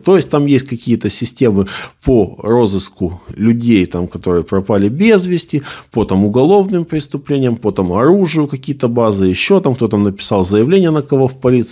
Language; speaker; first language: Russian; native; Russian